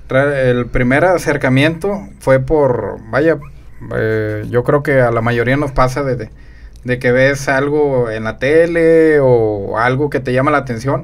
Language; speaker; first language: Spanish; native; Spanish